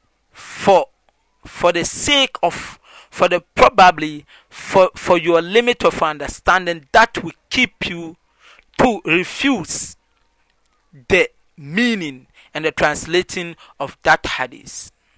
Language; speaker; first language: English; non-native, local second language; Akan